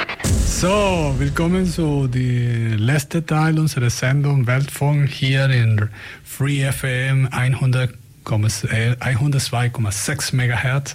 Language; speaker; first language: German; non-native, fluent; Spanish